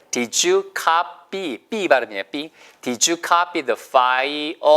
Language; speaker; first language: English; non-native, fluent; Korean